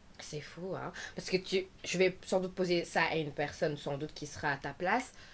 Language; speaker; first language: French; native; French